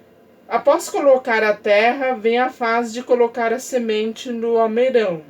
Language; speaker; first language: Portuguese; native; Portuguese